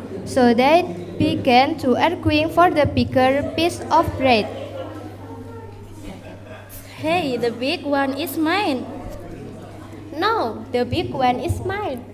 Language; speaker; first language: English; non-native, learner; Indonesian